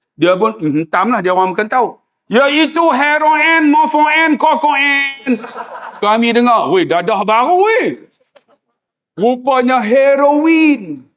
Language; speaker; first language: Malay; native; Malay